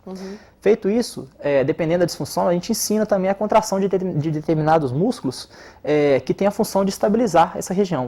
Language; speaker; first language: Portuguese; native; Portuguese